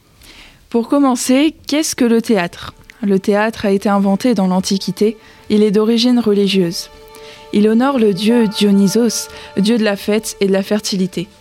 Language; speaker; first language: French; native; French